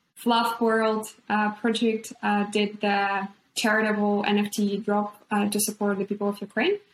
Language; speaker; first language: English; non-native, fluent; Ukrainian